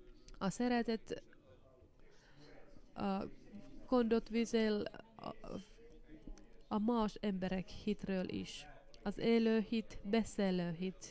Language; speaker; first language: Hungarian; non-native, fluent; Finnish